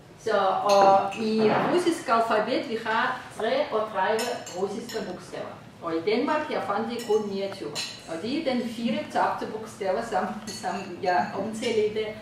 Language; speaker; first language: Danish; non-native, fluent; Russian